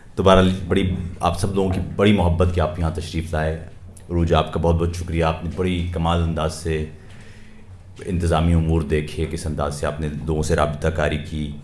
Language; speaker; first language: Urdu; native; Urdu